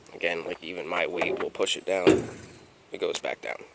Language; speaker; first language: English; native; English